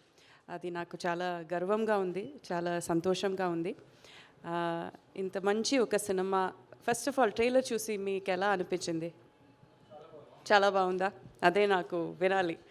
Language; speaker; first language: Telugu; non-native, fluent; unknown